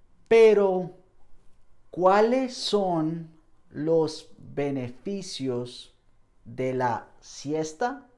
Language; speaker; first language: Spanish; non-native, fluent; English